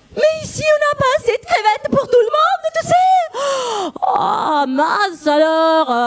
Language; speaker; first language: French; non-native, fluent; Italian